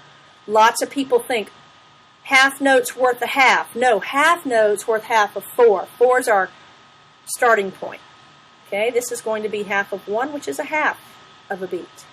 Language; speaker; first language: English; native; English